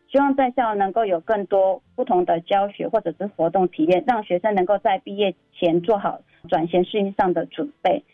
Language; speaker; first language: Chinese; native; Chinese